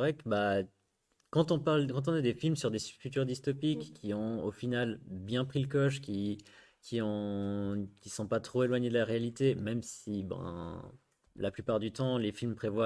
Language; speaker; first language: French; native; French